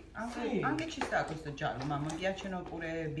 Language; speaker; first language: Italian; non-native, learner; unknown